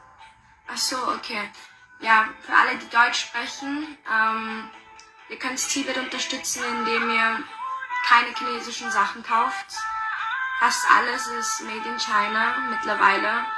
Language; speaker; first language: German; early bilingual, other home language; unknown